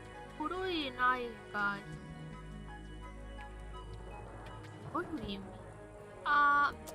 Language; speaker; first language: Japanese; non-native, learner; Chinese